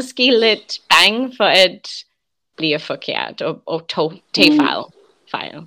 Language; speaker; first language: Danish; non-native, learner; English